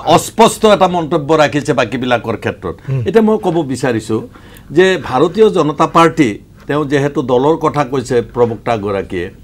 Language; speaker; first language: Assamese; native; Assamese